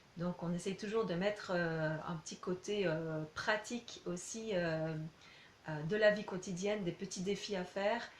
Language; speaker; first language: French; native; French